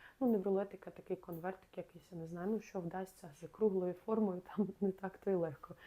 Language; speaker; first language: Ukrainian; native; Ukrainian